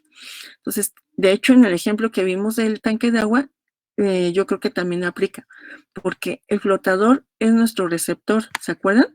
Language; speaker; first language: Spanish; native; Spanish